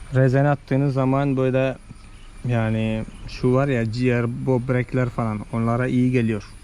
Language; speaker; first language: Turkish; non-native, fluent; Malayalam